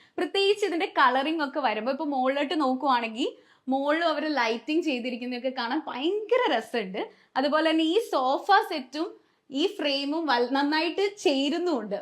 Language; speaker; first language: Malayalam; native; Malayalam